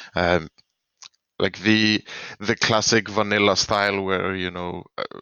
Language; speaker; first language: English; non-native, fluent; Swedish